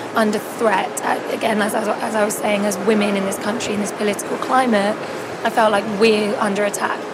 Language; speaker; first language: English; native; English